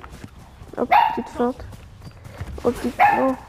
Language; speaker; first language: French; native; French